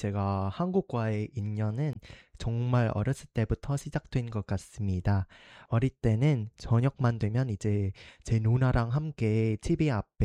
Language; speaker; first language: Korean; non-native, fluent; Vietnamese